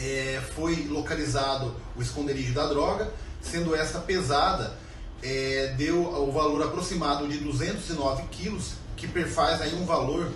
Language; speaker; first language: Portuguese; native; Portuguese